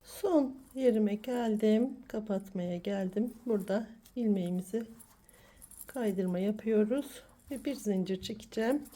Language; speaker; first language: Turkish; native; Turkish